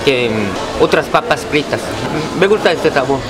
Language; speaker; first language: Spanish; non-native, fluent; Korean